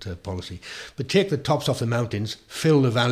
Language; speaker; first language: English; native; English